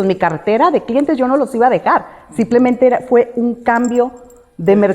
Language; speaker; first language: Spanish; native; Spanish